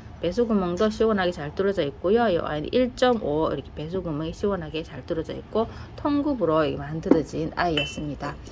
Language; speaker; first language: Korean; native; Korean